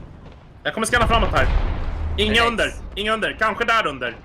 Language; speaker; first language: Swedish; native; Swedish